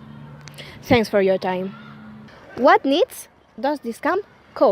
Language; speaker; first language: English; non-native, learner; Catalan